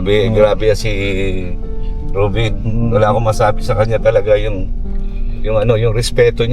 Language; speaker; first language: Filipino; native; Filipino